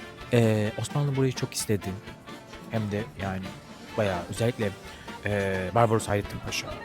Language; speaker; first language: Turkish; native; Turkish